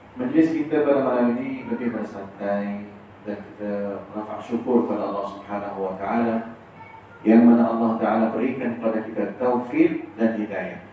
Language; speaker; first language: Malay; early bilingual, heritage; Malay